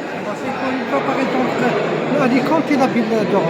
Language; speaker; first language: French; non-native, local second language; Arabic